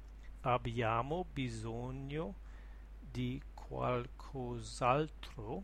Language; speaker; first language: Italian; non-native, learner; English